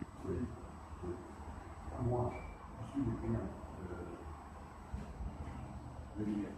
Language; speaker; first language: French; non-native, fluent; Russian